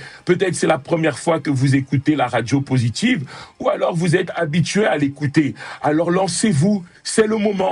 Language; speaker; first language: French; native; French